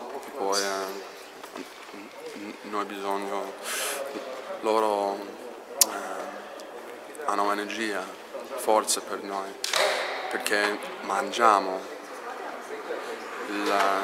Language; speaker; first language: Italian; non-native, learner; English